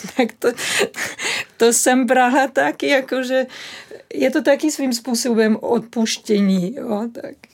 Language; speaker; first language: Czech; non-native, fluent; German